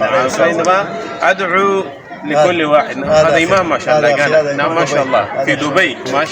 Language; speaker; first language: Arabic; non-native, fluent; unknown